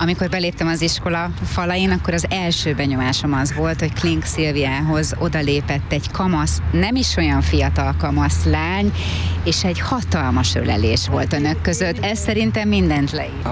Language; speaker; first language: Hungarian; native; Hungarian